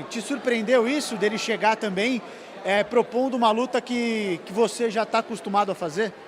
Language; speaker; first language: Portuguese; native; Portuguese